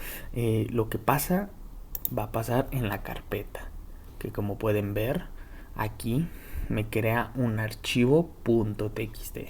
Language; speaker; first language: Spanish; native; Spanish